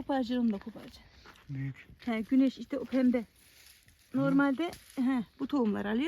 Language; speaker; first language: Turkish; native; Turkish